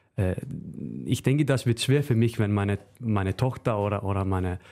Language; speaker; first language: German; non-native, fluent; Icelandic